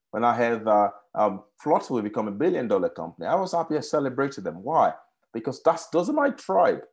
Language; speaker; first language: English; non-native, local second language; Yoruba